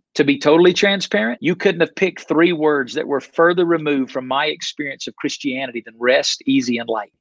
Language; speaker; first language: English; native; English